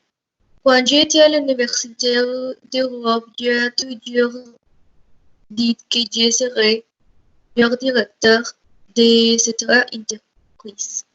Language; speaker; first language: French; non-native, learner; Spanish